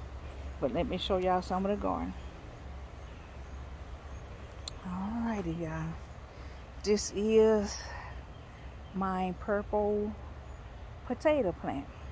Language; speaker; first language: English; native; English